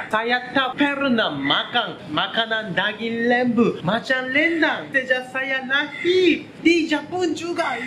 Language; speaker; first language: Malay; non-native, learner; Japanese